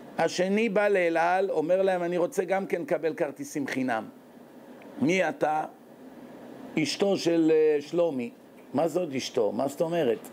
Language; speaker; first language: Hebrew; native; Hebrew